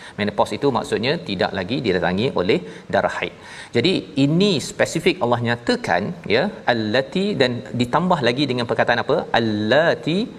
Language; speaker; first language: Malay; native; Malay